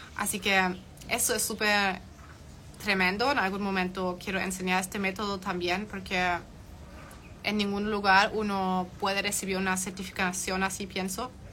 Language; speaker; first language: Spanish; non-native, fluent; German